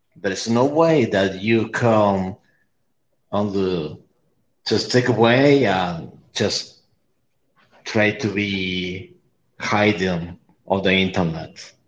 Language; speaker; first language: English; non-native, learner; Spanish